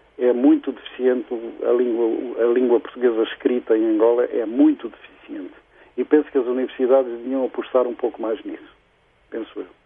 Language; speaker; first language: Portuguese; native; Portuguese